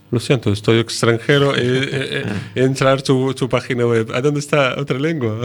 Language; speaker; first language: Spanish; non-native, learner; Arabic